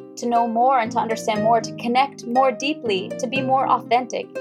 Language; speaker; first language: English; native; English